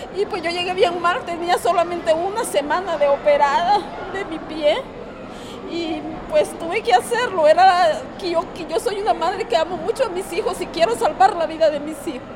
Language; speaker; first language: Spanish; native; Spanish